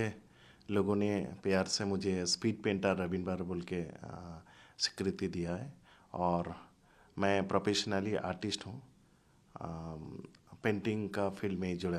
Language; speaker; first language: Hindi; non-native, local second language; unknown